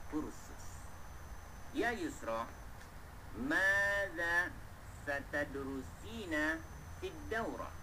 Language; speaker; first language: Arabic; non-native, fluent; Malay